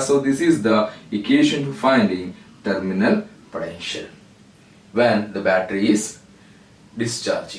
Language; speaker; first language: English; non-native, local second language; Malayalam